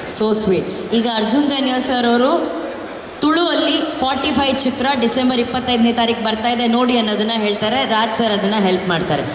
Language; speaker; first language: Kannada; non-native, local second language; Tulu